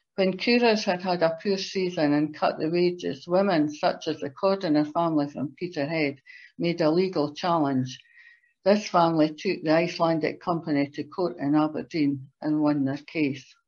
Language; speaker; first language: English; native; English